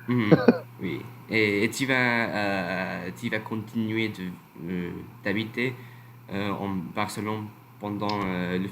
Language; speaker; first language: French; non-native, learner; English